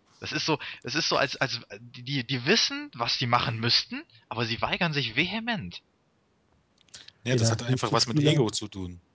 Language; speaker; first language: German; native; German